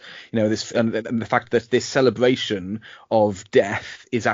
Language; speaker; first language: English; native; English